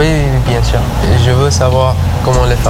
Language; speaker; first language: French; non-native, learner; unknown